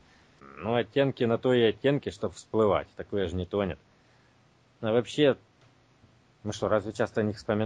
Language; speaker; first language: Russian; native; Russian